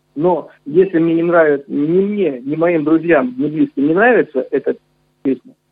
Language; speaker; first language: Russian; native; Russian